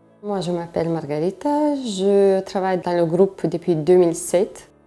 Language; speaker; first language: French; non-native, fluent; Bulgarian